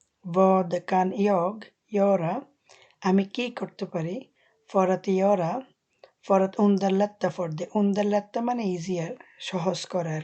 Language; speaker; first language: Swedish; non-native, fluent; Bangla